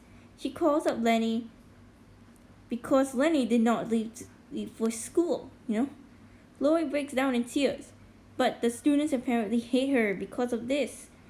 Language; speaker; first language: English; native; English